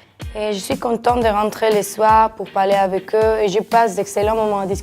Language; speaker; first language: French; non-native, fluent; Spanish